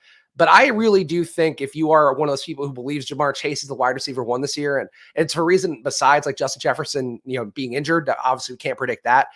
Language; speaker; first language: English; native; English